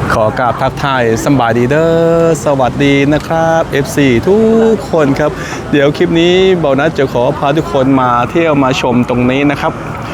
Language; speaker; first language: Thai; native; Thai